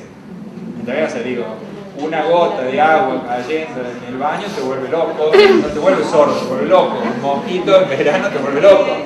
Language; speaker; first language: Spanish; native; Spanish